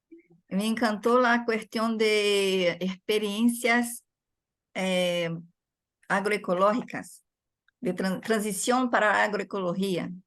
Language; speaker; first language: Spanish; non-native, fluent; Portuguese